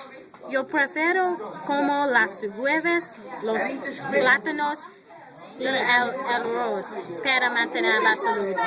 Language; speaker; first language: Spanish; non-native, learner; English